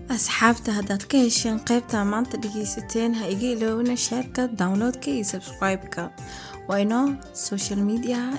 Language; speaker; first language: Somali; early bilingual, heritage; Somali